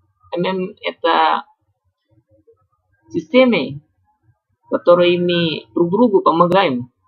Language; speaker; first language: Russian; non-native, learner; Indonesian